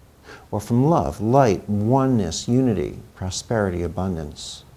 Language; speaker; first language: English; native; English